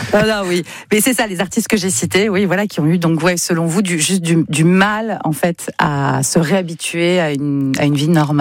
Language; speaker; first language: French; native; French